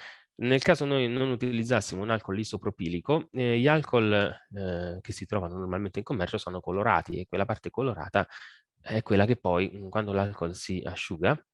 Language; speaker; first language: Italian; native; Italian